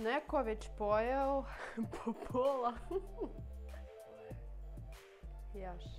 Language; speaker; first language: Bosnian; non-native, learner; Russian